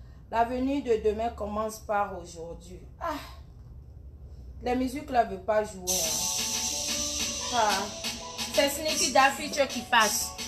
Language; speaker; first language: French; non-native, local second language; Ewe